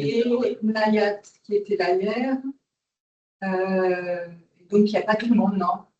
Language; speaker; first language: French; native; French